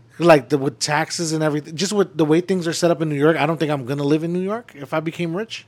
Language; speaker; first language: English; early bilingual, other home language; Spanish